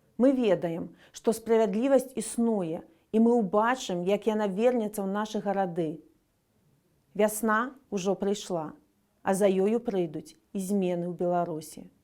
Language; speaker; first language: Belarusian; native; Belarusian